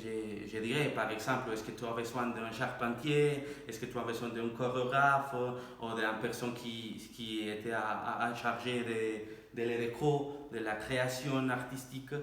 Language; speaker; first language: French; non-native, learner; Spanish